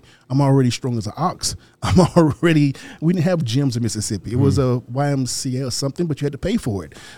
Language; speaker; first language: English; native; English